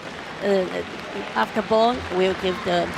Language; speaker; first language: English; non-native, learner; Chinese